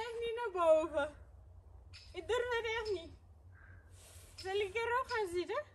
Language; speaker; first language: Dutch; non-native, fluent; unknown